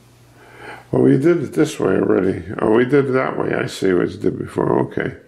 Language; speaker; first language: English; native; English